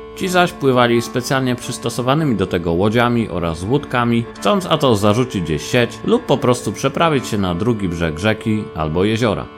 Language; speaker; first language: Polish; native; Polish